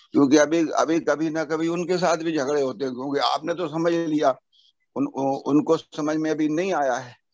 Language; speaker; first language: Hindi; native; Hindi